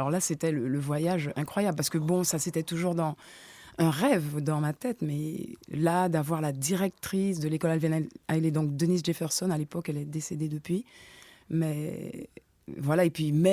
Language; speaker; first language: French; native; French